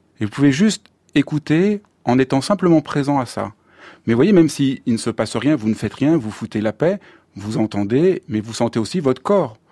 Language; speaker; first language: French; native; French